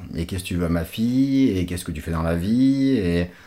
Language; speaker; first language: French; non-native, fluent; Portuguese